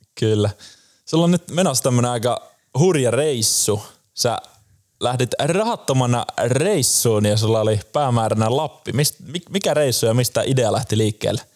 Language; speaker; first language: Finnish; native; Finnish